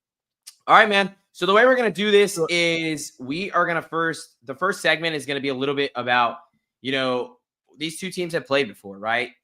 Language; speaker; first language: English; native; English